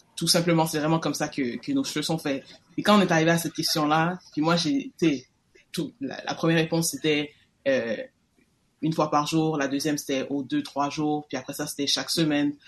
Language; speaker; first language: French; native; French